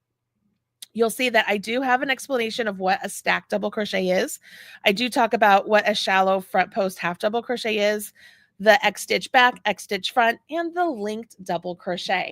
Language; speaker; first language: English; native; English